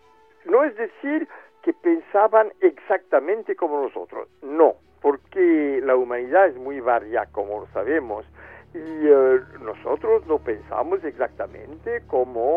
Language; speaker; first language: Spanish; non-native, fluent; French